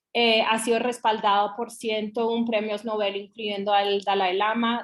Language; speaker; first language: Spanish; non-native, fluent; English